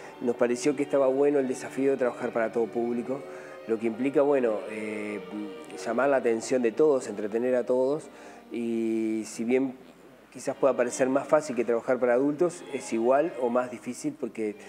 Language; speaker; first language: Spanish; native; Spanish